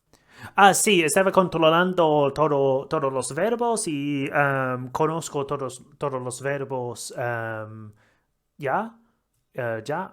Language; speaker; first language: Spanish; non-native, learner; English